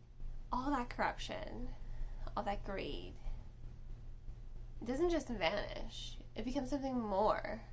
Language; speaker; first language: English; native; English